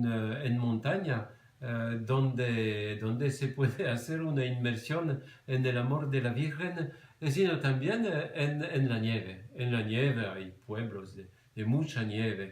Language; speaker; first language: Spanish; non-native, fluent; French